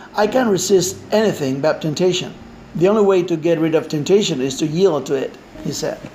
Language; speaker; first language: English; non-native, fluent; Spanish